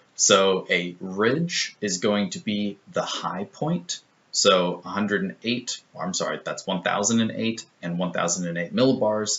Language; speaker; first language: English; native; English